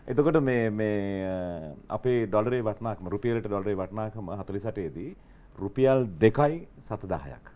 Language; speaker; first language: Sinhala; native; Sinhala